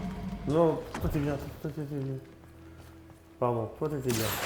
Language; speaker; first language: French; native; French